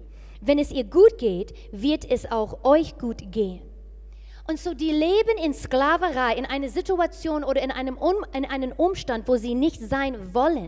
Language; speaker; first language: German; non-native, fluent; English